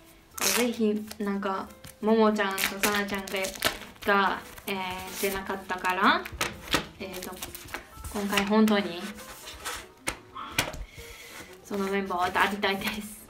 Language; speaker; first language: Japanese; non-native, learner; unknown